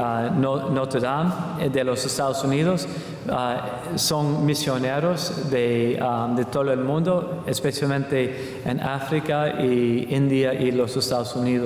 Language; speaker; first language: Spanish; non-native, learner; English